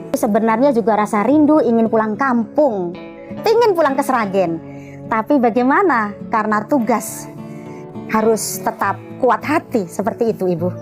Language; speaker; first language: Indonesian; native; Indonesian